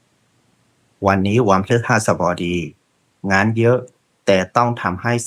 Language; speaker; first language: Thai; non-native, fluent; Burmese